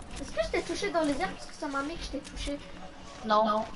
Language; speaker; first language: French; native; French